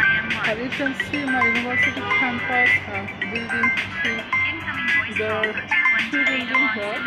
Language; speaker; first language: English; non-native, learner; Bangla